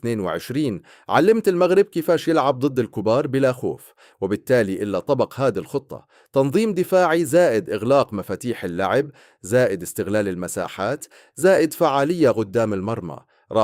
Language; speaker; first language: Arabic; native; Arabic